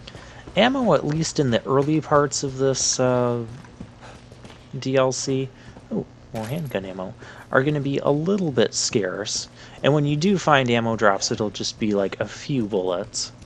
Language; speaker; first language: English; native; English